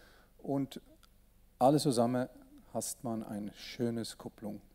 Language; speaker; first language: German; non-native, learner; Swedish